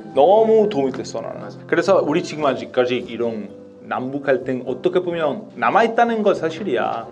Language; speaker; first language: Korean; non-native, fluent; Italian